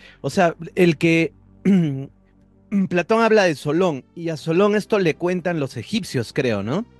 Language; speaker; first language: Spanish; native; Spanish